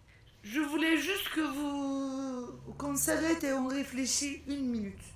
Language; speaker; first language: French; non-native, fluent; Turkish